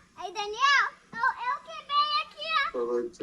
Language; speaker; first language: Portuguese; native; Portuguese